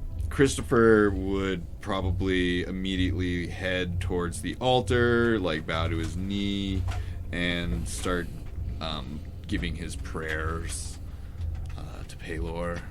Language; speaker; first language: English; native; English